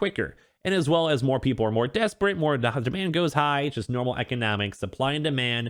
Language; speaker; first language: English; native; English